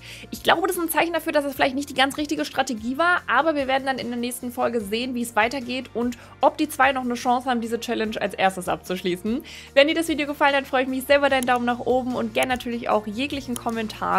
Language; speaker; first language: German; native; German